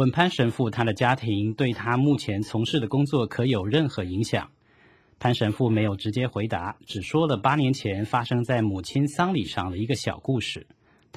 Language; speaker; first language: Chinese; native; Chinese